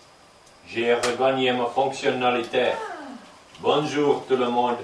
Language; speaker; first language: French; non-native, learner; Finnish